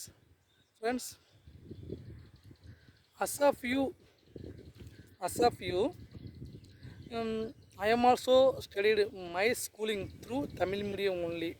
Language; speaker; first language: English; non-native, learner; Tamil